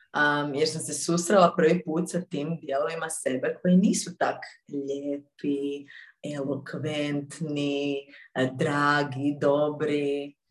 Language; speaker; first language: Croatian; native; Croatian